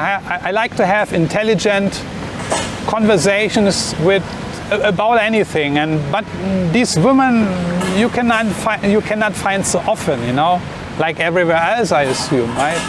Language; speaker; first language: English; non-native, fluent; German